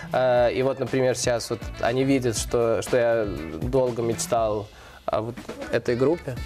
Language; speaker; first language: Russian; early bilingual, heritage; Russian